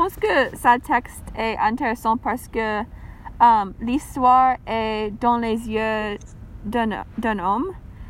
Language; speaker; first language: French; non-native, learner; English